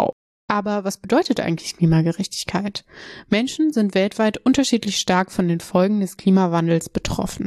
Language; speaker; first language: German; native; German